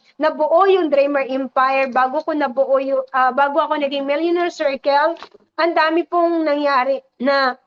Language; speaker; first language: Filipino; non-native, local second language; Cebuano